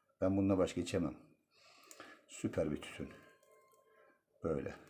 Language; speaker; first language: Turkish; native; Turkish